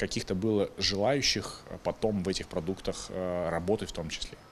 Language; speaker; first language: Russian; native; Russian